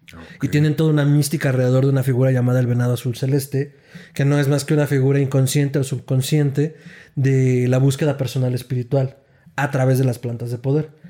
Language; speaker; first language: Spanish; native; Spanish